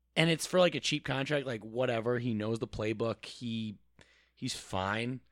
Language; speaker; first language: English; native; English